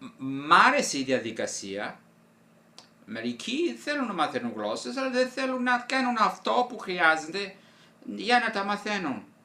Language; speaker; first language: Greek; non-native, fluent; Italian